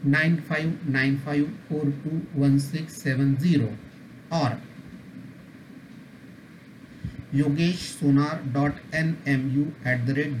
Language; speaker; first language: English; non-native, local second language; Marathi